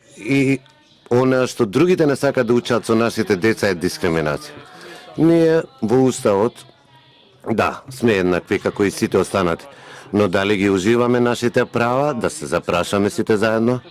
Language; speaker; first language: Macedonian; non-native, local second language; Romany